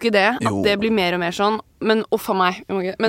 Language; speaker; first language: Norwegian; native; Norwegian